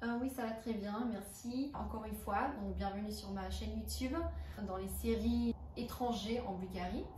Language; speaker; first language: French; non-native, fluent; Bulgarian